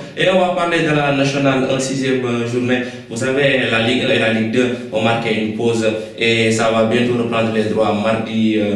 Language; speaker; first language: French; non-native, local second language; Wolof